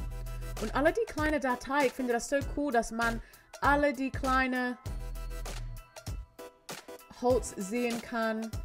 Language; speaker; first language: German; non-native, learner; English